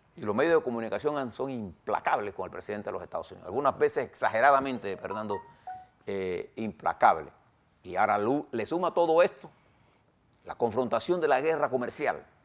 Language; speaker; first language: Spanish; native; Spanish